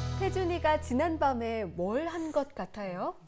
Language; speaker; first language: Korean; native; Korean